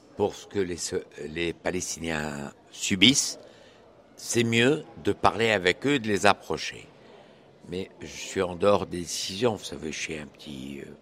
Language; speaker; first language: French; non-native, local second language; Arabic